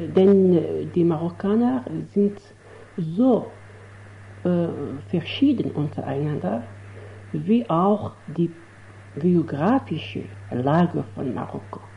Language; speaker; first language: German; non-native, fluent; Arabic